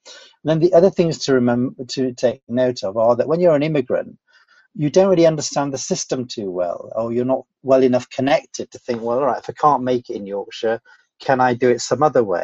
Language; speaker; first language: English; native; English